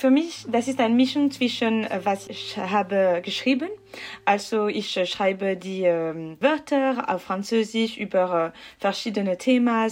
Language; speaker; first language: German; non-native, local second language; French